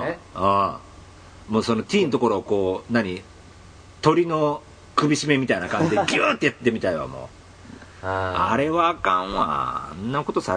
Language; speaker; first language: Japanese; native; Japanese